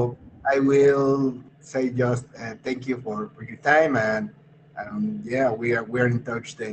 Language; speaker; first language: English; non-native, fluent; Spanish